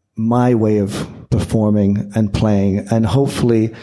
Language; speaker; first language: English; native; English